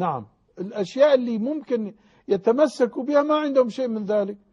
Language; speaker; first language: Arabic; native; Arabic